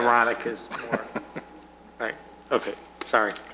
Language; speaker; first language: English; native; English